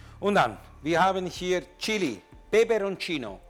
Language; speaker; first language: German; non-native, learner; Italian